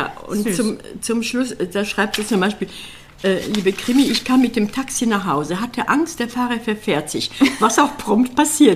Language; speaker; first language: German; native; German